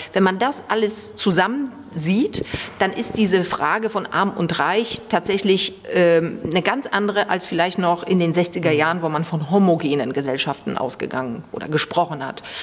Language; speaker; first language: German; early bilingual, other home language; Polish